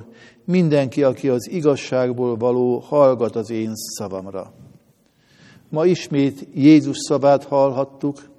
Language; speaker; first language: Hungarian; native; Hungarian